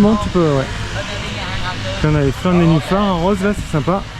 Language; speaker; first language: French; native; French